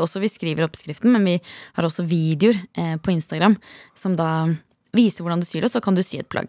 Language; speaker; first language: Norwegian; native; Norwegian